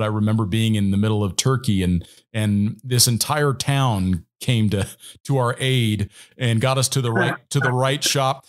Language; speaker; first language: English; native; English